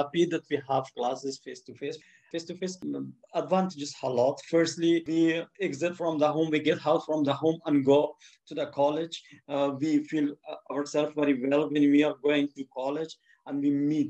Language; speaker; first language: English; non-native, fluent; Persian